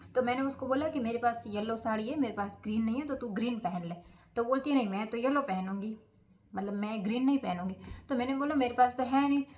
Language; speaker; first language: Hindi; non-native, local second language; Gujarati